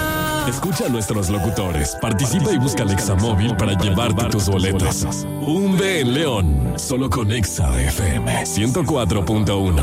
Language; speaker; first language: Spanish; native; Spanish